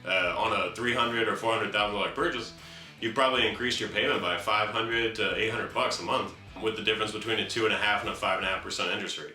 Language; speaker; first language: English; native; English